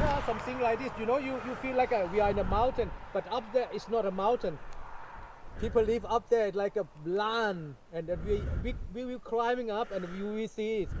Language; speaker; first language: English; non-native, learner; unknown